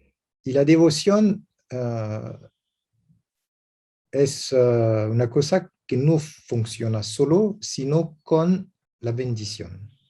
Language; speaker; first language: Spanish; non-native, learner; French